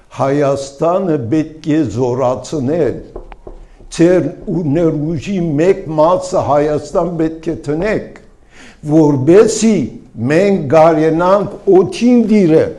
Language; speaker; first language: Armenian; early bilingual, heritage; Armenian